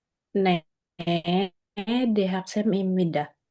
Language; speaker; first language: Korean; non-native, learner; Indonesian